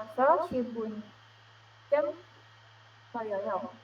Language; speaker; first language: Korean; non-native, learner; Indonesian